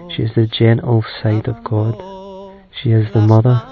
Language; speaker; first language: English; native; English